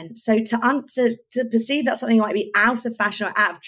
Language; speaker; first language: English; native; English